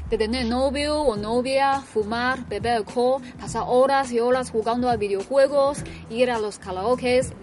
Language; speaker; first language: Spanish; non-native, fluent; Chinese